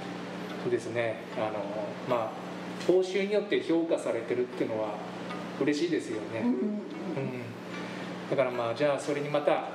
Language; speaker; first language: Japanese; native; Japanese